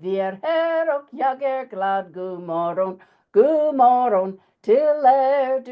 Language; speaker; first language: Swedish; non-native, fluent; English